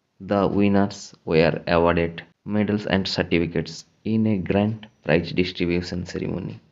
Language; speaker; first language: English; non-native, local second language; Bangla